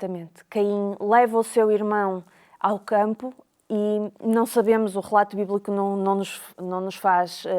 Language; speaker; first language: Portuguese; native; Portuguese